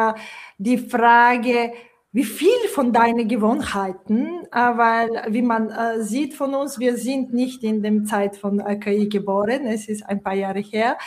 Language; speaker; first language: German; non-native, fluent; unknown